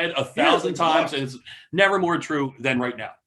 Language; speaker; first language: English; native; English